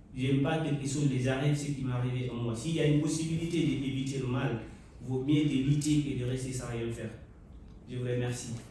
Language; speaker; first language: French; non-native, local second language; Fula